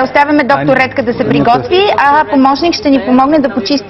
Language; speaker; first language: Bulgarian; native; Bulgarian